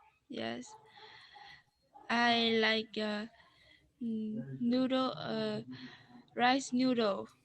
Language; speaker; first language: English; non-native, learner; Vietnamese